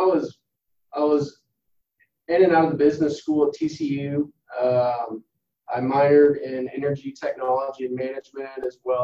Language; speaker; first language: English; native; English